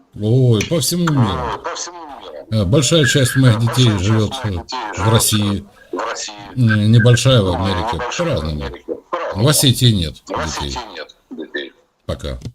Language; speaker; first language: Russian; native; Russian